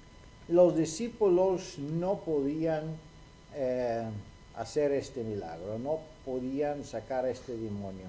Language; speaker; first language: Spanish; non-native, fluent; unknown